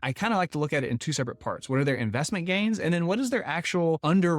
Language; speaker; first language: English; native; English